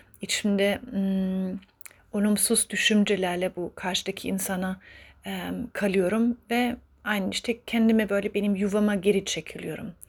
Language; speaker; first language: Turkish; early bilingual, heritage; Turkish